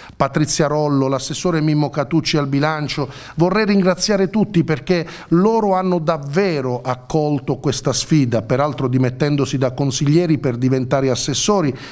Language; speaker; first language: Italian; native; Italian